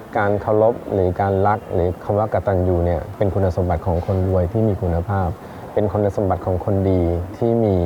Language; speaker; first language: Thai; native; Thai